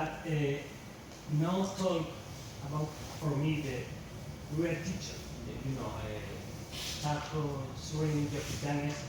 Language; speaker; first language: English; non-native, learner; Spanish